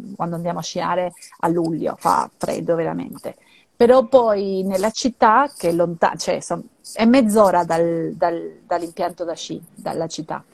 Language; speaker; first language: Italian; non-native, fluent; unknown